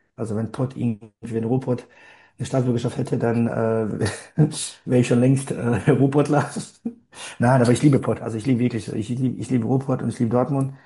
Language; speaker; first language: German; non-native, fluent; Bosnian